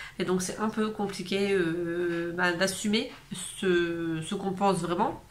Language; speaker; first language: French; native; French